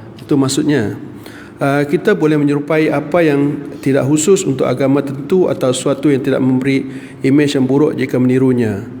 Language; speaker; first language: Malay; non-native, local second language; Iban